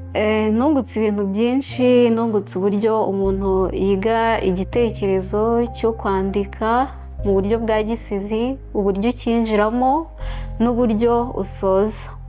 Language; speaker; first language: Kinyarwanda; native; Kinyarwanda